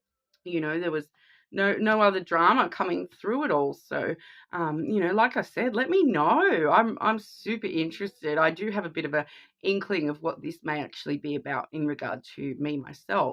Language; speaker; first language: English; native; English